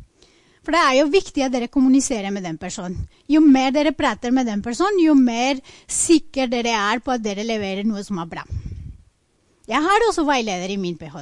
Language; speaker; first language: Norwegian; non-native, fluent; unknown